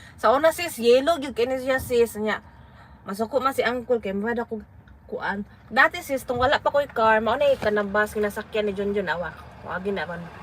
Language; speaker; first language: Filipino; non-native, local second language; Waray